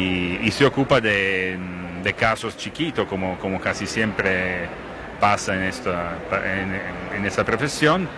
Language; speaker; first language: Spanish; non-native, fluent; Italian